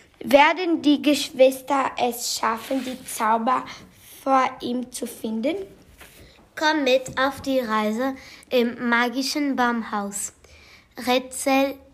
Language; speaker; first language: German; non-native, learner; Portuguese